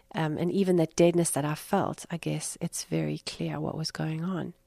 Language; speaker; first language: English; native; English